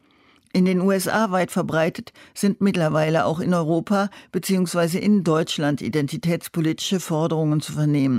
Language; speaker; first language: German; native; German